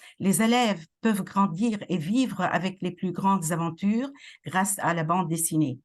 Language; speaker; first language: French; non-native, local second language; Arabic